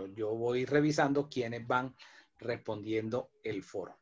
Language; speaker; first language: Spanish; native; Spanish